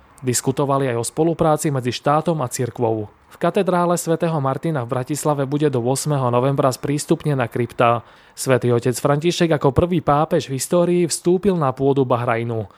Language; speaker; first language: Slovak; native; Slovak